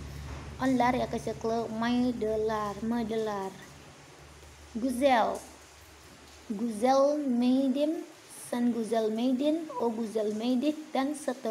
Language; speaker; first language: Turkish; non-native, learner; Indonesian